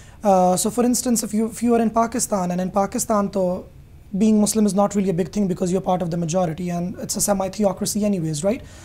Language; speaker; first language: English; non-native, local second language; Hindi